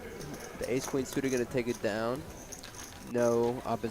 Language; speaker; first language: English; native; English